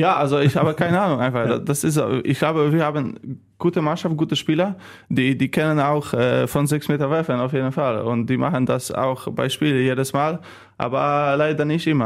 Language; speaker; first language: German; non-native, learner; Polish